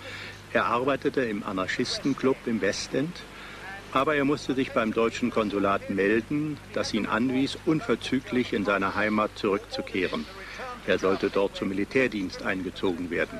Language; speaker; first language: German; native; German